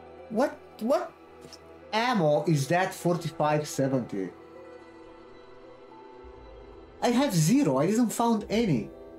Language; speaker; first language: English; non-native, fluent; Romanian